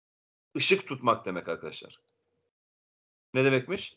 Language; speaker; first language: Turkish; native; Turkish